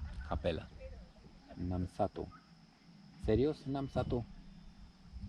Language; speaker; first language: Indonesian; non-native, learner; Romanian